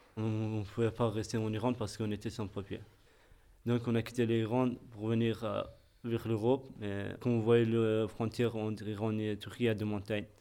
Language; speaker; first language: French; non-native, fluent; Persian